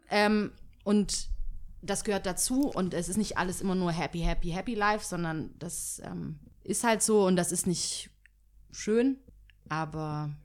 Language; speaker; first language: German; early bilingual, other home language; Tigrinya